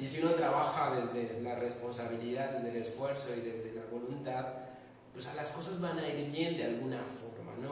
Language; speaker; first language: Spanish; native; Spanish